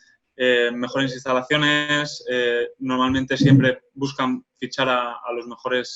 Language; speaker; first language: Spanish; non-native, local second language; Catalan